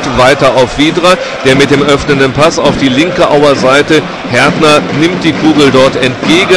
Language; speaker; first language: German; native; German